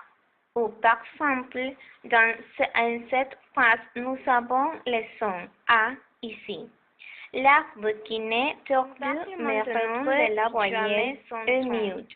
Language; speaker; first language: French; non-native, learner; Spanish